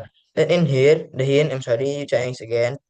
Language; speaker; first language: English; non-native, learner; Indonesian